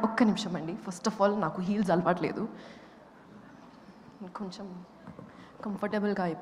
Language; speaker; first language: Telugu; non-native, local second language; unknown